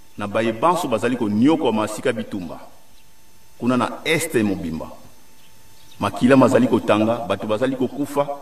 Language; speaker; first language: Lingala; non-native, local second language; Kongo